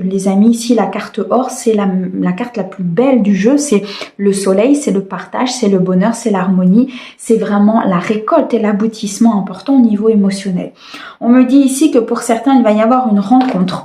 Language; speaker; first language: French; native; French